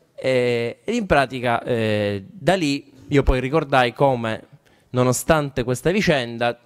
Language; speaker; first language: Italian; native; Italian